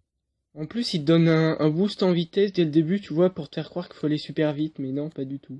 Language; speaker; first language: French; native; French